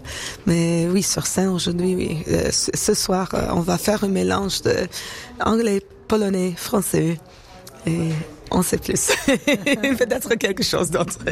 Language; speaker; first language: French; non-native, local second language; English